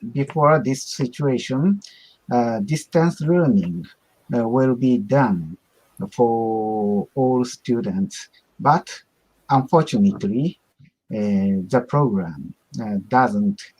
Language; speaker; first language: English; non-native, learner; Japanese